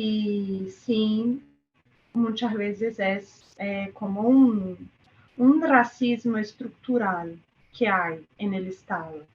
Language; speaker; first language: Spanish; non-native, fluent; Portuguese